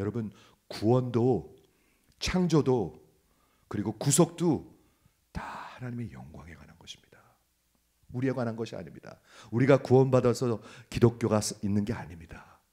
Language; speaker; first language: Korean; native; Korean